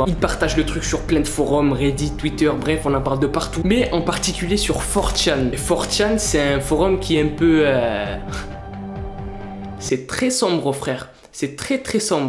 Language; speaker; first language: French; native; French